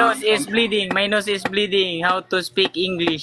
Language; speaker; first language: English; non-native, local second language; Filipino